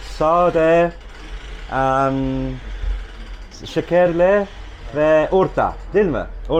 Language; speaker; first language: Turkish; non-native, learner; English